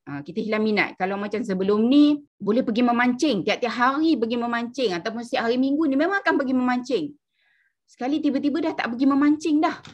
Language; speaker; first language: Malay; native; Malay